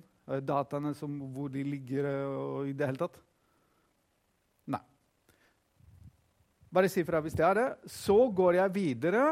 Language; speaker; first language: Norwegian; non-native, fluent; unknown